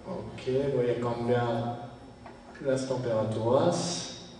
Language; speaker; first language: Spanish; non-native, fluent; French